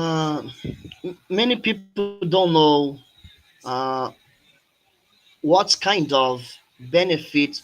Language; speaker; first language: English; non-native, fluent; Portuguese